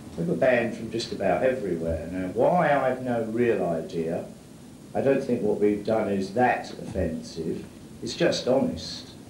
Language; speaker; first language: English; native; English